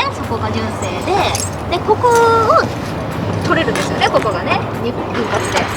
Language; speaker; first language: Japanese; native; Japanese